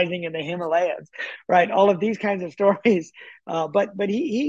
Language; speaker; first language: English; native; English